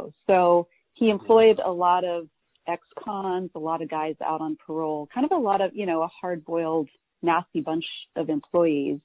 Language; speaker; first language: English; native; English